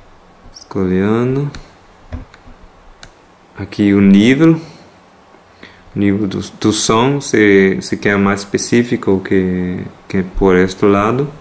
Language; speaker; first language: Portuguese; non-native, fluent; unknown